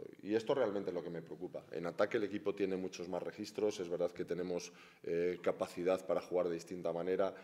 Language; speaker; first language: Spanish; native; Spanish